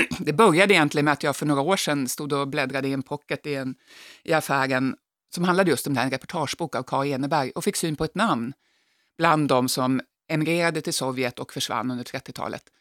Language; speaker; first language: Swedish; native; Swedish